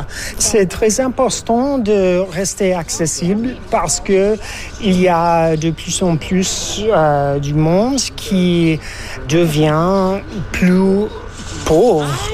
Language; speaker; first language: French; non-native, fluent; English